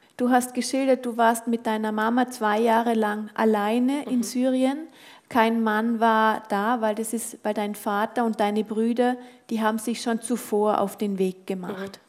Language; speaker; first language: German; native; German